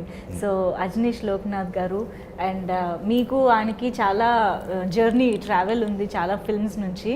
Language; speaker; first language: Telugu; native; Telugu